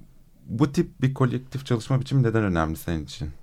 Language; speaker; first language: Turkish; native; Turkish